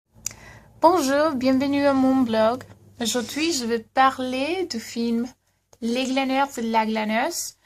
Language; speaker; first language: French; non-native, learner; Spanish